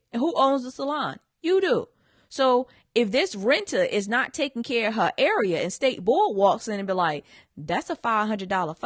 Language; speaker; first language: English; native; English